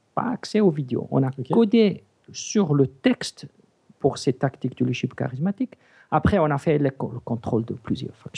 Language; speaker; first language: French; non-native, fluent; English